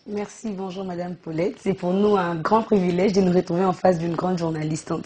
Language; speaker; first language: French; non-native, local second language; Lingala